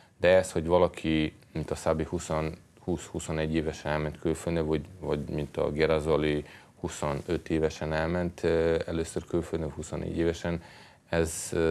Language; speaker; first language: Hungarian; non-native, fluent; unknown